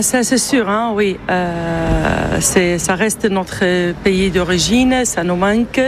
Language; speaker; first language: French; non-native, fluent; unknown